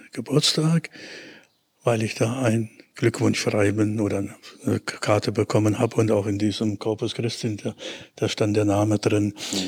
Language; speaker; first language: German; native; German